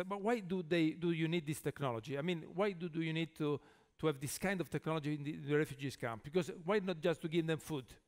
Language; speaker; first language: English; non-native, fluent; Italian